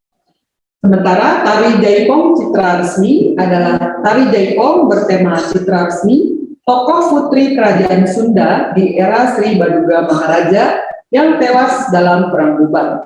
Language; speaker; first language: Indonesian; native; Indonesian